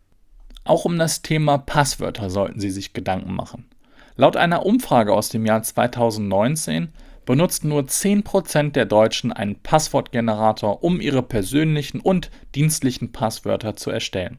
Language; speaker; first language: German; native; German